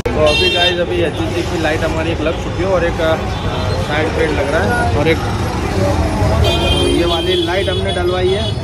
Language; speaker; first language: Hindi; non-native, local second language; Gujarati